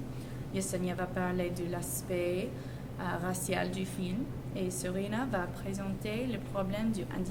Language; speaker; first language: French; non-native, learner; English